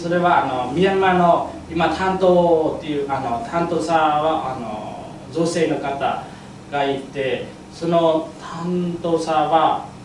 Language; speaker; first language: Japanese; non-native, learner; Vietnamese